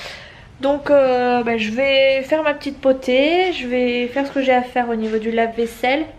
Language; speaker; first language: French; native; French